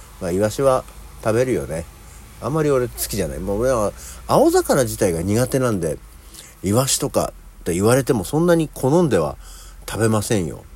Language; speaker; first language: Japanese; native; Japanese